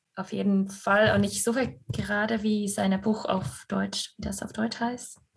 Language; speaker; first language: German; non-native, fluent; English